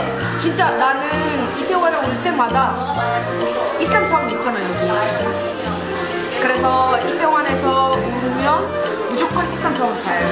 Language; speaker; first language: Korean; non-native, fluent; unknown